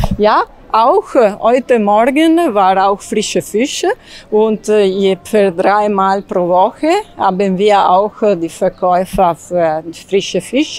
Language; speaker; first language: German; non-native, learner; Italian